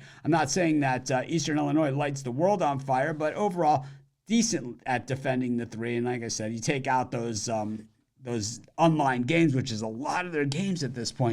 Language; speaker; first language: English; native; English